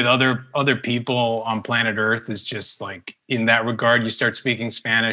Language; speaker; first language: English; early bilingual, other home language; Spanish